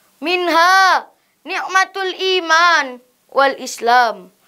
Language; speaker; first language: Arabic; non-native, learner; Indonesian